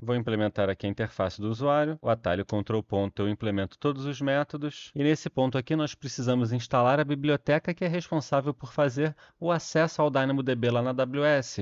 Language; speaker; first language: Portuguese; native; Portuguese